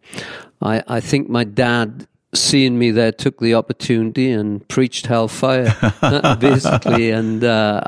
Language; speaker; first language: English; native; English